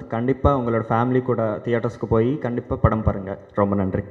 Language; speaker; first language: Tamil; non-native, learner; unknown